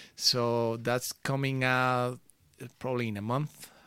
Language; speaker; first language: English; early bilingual, other home language; Portuguese